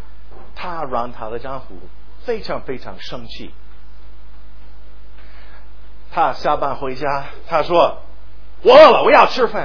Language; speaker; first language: Chinese; non-native, fluent; English